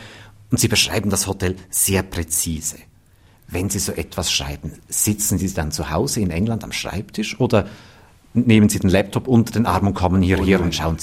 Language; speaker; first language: German; native; German